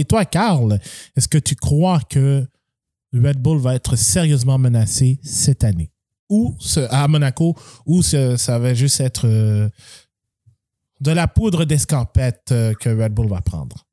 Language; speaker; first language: French; native; French